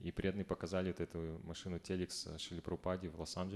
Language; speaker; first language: Russian; native; Russian